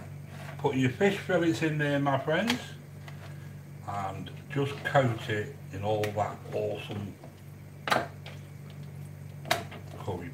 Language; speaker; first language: English; native; English